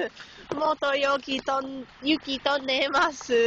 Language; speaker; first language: Japanese; non-native, learner; English